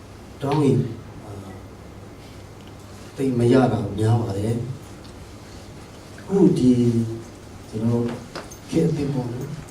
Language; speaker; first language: Burmese; non-native, local second language; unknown